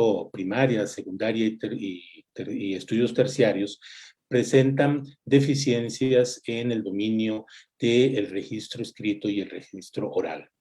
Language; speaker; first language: Spanish; native; Spanish